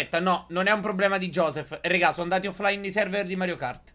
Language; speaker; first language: Italian; native; Italian